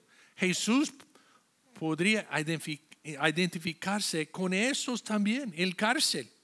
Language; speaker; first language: Spanish; non-native, fluent; English